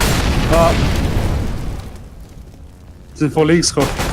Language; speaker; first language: German; native; German